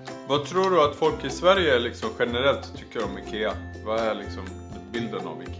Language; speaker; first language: Swedish; native; Swedish